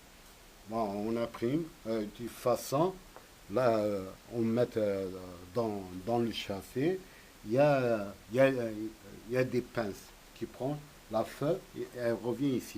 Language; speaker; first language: French; non-native, local second language; Arabic